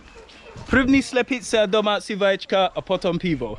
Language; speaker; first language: Czech; non-native, learner; English